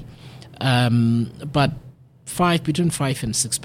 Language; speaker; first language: English; non-native, local second language; Xhosa